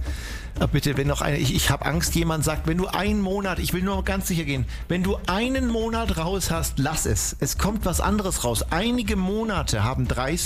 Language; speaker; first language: German; native; German